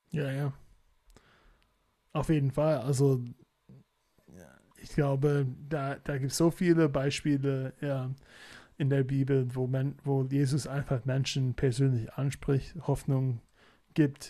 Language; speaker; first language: German; non-native, fluent; English